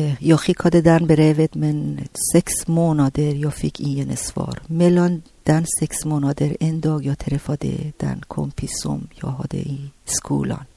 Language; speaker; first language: Swedish; non-native, learner; Persian